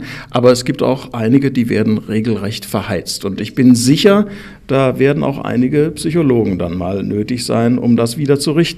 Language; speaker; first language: German; native; German